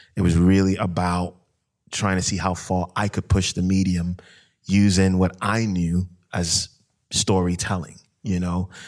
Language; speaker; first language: English; non-native, local second language; Akan